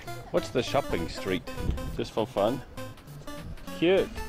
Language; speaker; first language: English; native; English